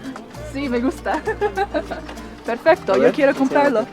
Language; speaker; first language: Spanish; non-native, learner; English